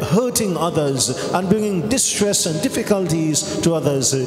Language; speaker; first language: English; native; English